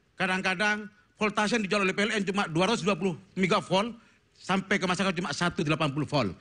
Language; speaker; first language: Indonesian; non-native, local second language; Madurese